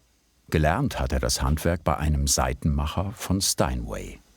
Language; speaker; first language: German; native; German